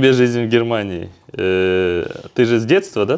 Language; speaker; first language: Russian; native; Russian